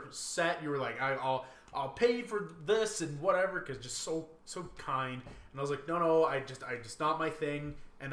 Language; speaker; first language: English; native; English